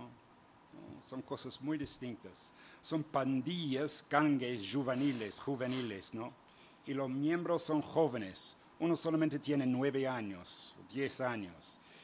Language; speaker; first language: Spanish; non-native, fluent; English